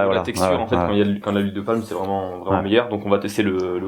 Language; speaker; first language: French; native; French